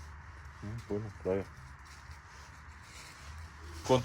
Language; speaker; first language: Spanish; non-native, learner; English